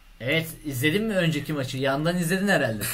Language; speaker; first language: Turkish; native; Turkish